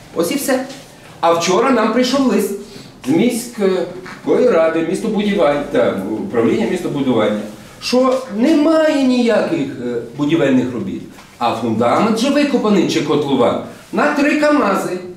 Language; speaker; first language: Ukrainian; native; Ukrainian